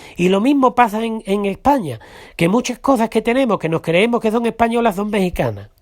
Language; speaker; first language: Spanish; native; Spanish